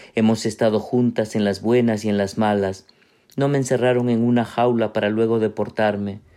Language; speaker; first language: Spanish; native; Spanish